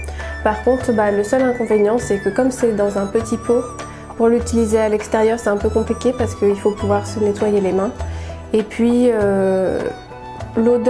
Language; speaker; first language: French; native; French